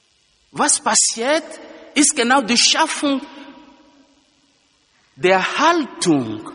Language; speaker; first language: German; non-native, fluent; Lingala